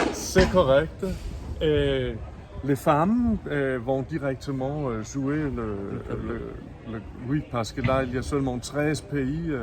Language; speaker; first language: French; non-native, fluent; Danish